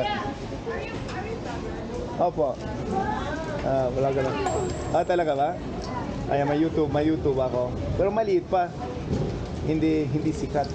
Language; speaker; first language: Filipino; non-native, fluent; English